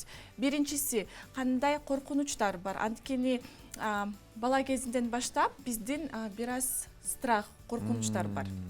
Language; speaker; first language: Kyrgyz; non-native, local second language; Russian